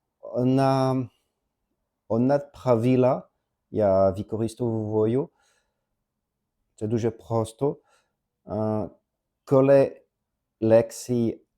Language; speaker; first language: Polish; non-native, learner; French